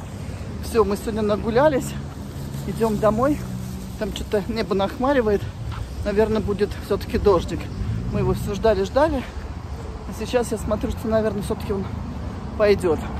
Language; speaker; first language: Russian; native; Russian